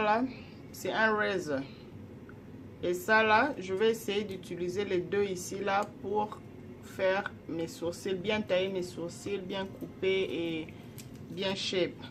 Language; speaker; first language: French; non-native, local second language; Lingala